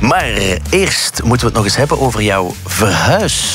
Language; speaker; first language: Dutch; native; Dutch